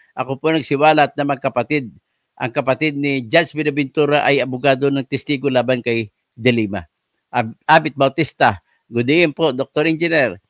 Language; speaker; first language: Filipino; non-native, local second language; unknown